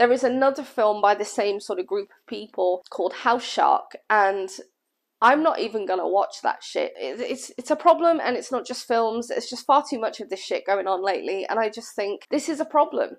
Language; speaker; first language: English; native; English